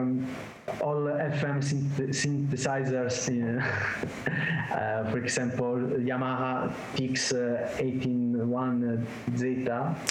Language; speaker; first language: English; non-native, learner; Italian